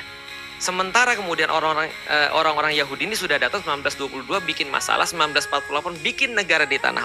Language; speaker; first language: Indonesian; native; Indonesian